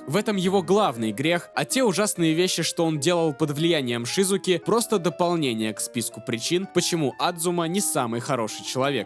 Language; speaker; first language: Russian; native; Russian